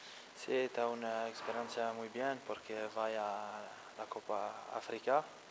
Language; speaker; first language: Spanish; non-native, learner; French